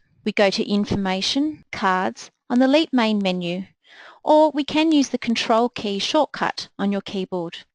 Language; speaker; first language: English; native; English